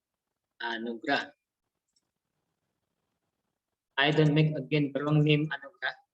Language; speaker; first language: English; non-native, learner; Indonesian